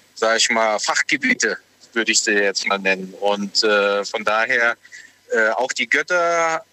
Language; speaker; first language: German; native; German